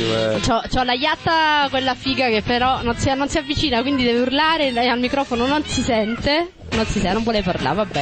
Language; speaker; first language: Italian; native; Italian